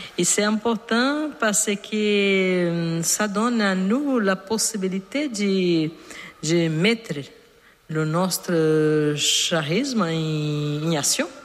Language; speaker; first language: French; non-native, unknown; Portuguese